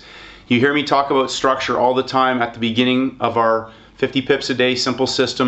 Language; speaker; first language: English; native; English